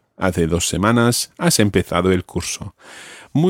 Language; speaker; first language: Spanish; non-native, fluent; English